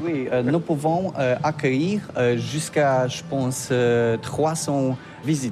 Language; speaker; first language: French; non-native, learner; Polish